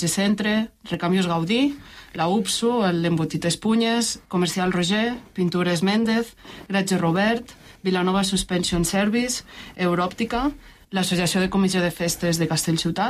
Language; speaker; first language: Catalan; native; Catalan